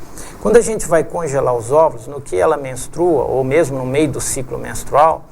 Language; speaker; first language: Portuguese; native; Portuguese